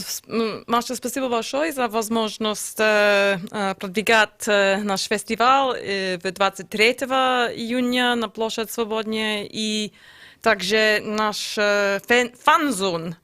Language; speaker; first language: Russian; non-native, learner; English